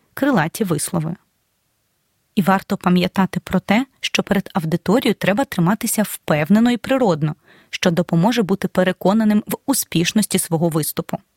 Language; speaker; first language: Ukrainian; native; Ukrainian